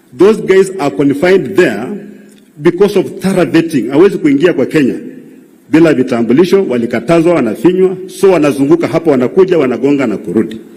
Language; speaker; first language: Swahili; non-native, local second language; Luyia